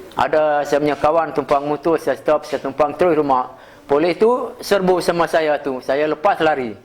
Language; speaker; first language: Malay; non-native, local second language; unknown